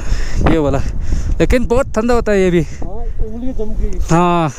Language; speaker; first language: Hindi; non-native, local second language; Mizo